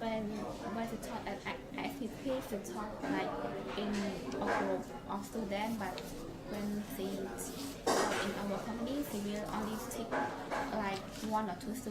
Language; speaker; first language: English; non-native, learner; Khmer